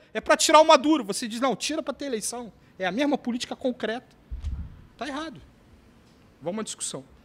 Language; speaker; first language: Portuguese; native; Portuguese